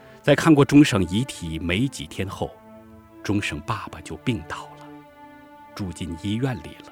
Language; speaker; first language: Chinese; native; Chinese